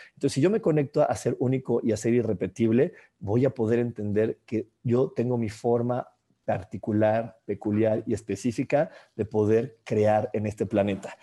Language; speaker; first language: Spanish; native; Spanish